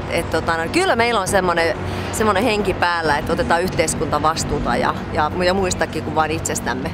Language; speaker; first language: Finnish; native; Finnish